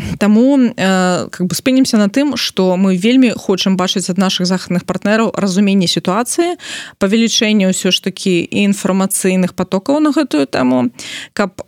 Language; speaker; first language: Belarusian; non-native, local second language; Russian